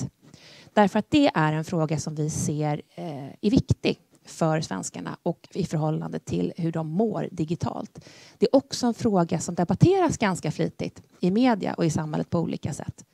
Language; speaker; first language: Swedish; native; Swedish